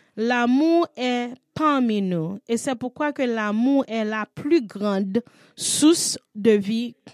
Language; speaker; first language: French; non-native, learner; English